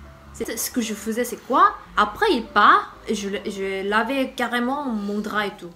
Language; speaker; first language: French; non-native, fluent; Korean